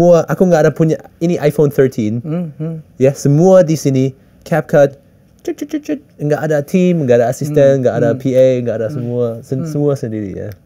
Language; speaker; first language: Indonesian; early bilingual, heritage; English